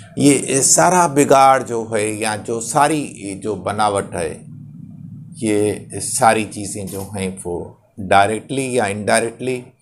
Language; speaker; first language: Urdu; non-native, local second language; Sindhi